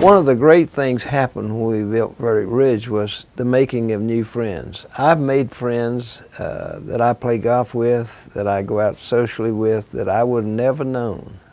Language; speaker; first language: English; native; English